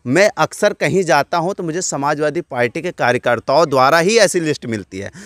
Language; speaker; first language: Hindi; native; Hindi